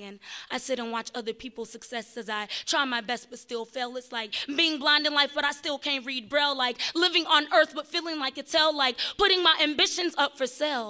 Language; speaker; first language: English; native; English